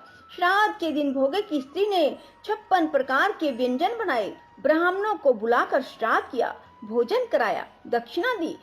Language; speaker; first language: Hindi; native; Hindi